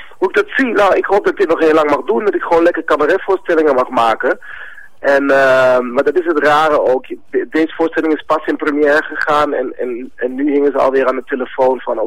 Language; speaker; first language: Dutch; early bilingual, other home language; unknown